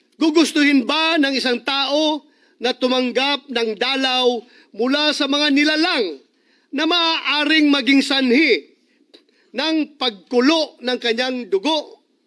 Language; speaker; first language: Filipino; non-native, local second language; Cebuano